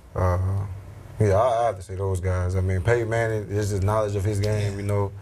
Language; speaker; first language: English; native; English